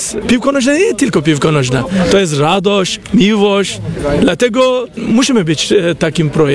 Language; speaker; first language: Polish; non-native, learner; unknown